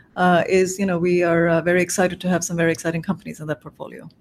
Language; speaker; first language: English; non-native, local second language; Bangla